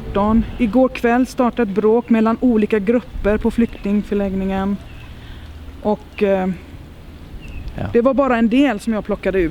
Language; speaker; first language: Swedish; native; Swedish